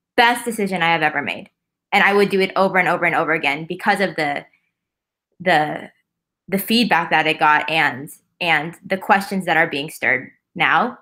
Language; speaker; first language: English; native; English